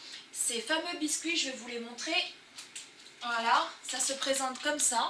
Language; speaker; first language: French; early bilingual, other home language; Portuguese